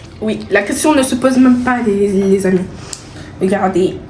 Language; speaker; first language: French; native; French